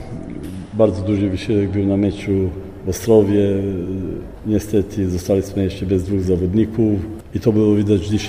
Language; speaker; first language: Polish; non-native, fluent; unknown